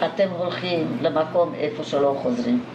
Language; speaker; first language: Hebrew; non-native, fluent; Hungarian